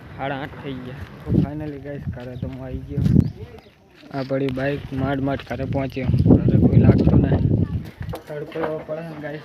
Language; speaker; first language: Gujarati; native; Gujarati